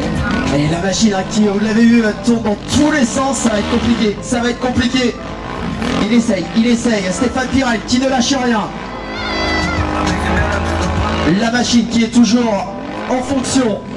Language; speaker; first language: French; native; French